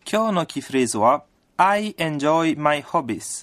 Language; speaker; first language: Japanese; non-native, fluent; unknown